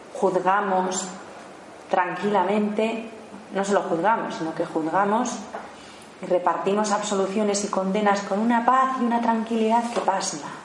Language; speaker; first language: Spanish; native; Spanish